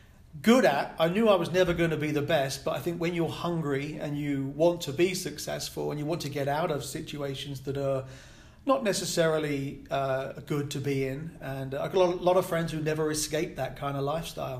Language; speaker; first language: English; native; English